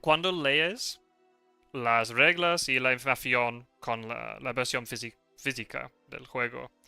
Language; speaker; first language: Spanish; non-native, learner; English